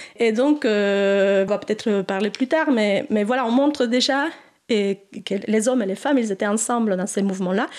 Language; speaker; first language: French; non-native, fluent; Spanish